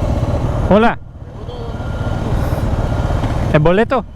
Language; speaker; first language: Spanish; non-native, learner; English